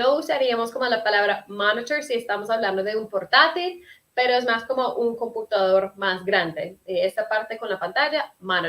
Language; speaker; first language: Spanish; non-native, fluent; English